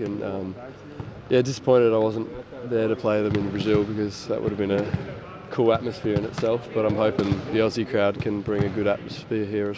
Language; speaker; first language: English; native; English